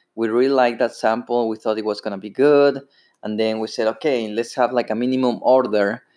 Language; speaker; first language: English; non-native, fluent; Spanish